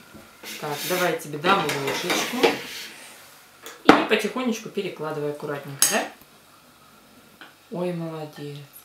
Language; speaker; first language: Russian; native; Russian